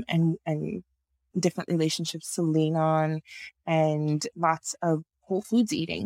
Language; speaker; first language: English; non-native, local second language; Yoruba